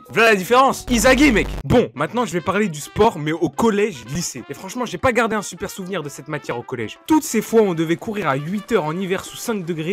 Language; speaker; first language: French; native; French